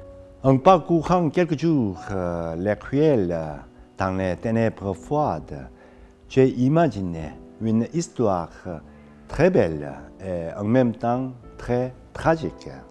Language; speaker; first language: French; non-native, fluent; Korean